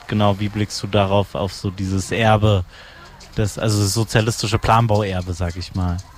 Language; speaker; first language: German; native; German